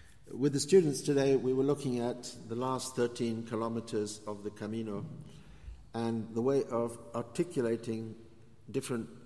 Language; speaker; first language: English; native; English